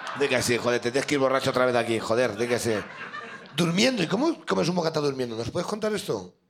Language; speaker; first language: Spanish; native; Spanish